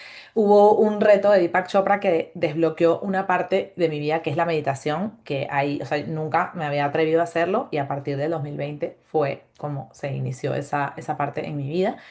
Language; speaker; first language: Spanish; native; Spanish